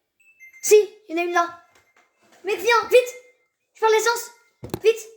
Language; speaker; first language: French; native; French